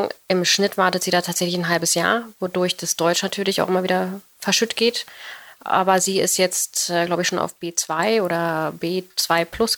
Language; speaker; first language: German; native; German